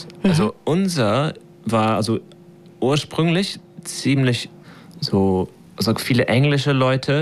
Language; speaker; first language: German; non-native, learner; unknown